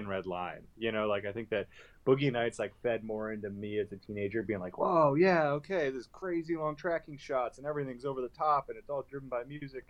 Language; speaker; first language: English; native; English